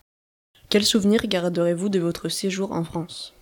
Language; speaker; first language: French; native; French